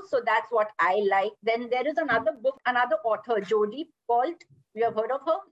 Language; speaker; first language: English; non-native, local second language; Gujarati